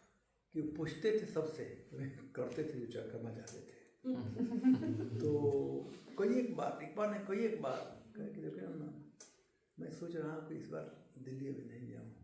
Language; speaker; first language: Hindi; native; Hindi